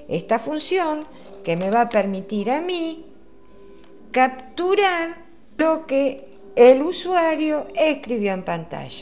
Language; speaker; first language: Spanish; native; Spanish